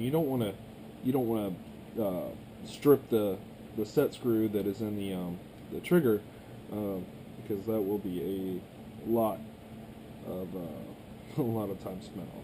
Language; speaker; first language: English; native; English